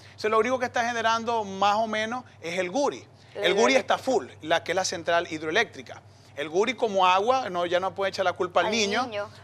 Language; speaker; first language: Spanish; native; Spanish